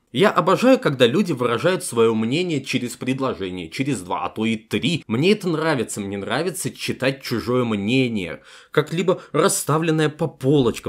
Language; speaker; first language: Russian; native; Russian